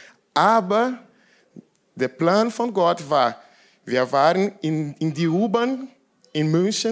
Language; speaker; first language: German; non-native, learner; Portuguese